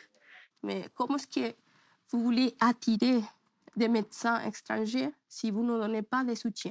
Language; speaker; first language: French; non-native, learner; Spanish